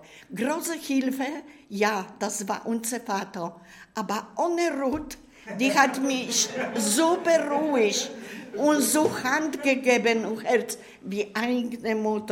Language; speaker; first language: German; non-native, learner; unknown